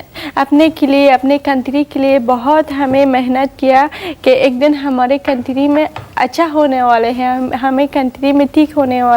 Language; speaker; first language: Hindi; non-native, learner; Persian